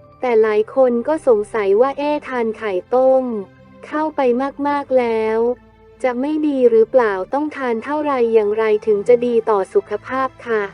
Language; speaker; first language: Thai; native; Thai